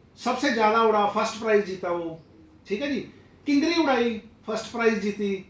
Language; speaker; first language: Hindi; non-native, local second language; Punjabi